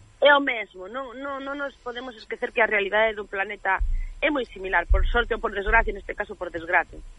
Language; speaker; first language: Galician; native; Galician